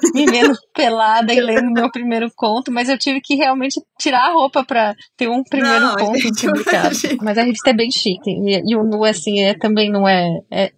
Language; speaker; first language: Portuguese; native; Portuguese